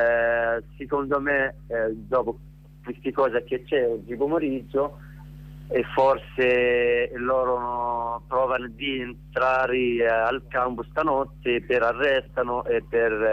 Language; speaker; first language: Italian; non-native, learner; Arabic